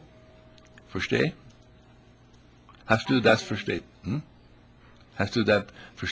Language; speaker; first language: German; non-native, learner; English